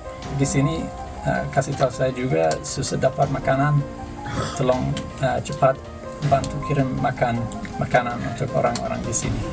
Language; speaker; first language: Indonesian; non-native, learner; English